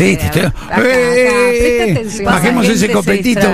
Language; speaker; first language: Spanish; native; Spanish